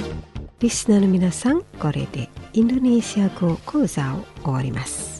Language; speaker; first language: Japanese; non-native, fluent; Indonesian